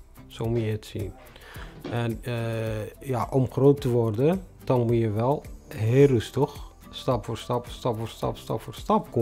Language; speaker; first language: Dutch; non-native, fluent; Tigrinya